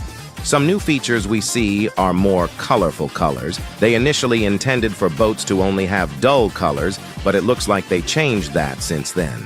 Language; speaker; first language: English; native; English